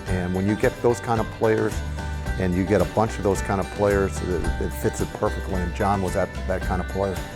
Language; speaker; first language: English; native; English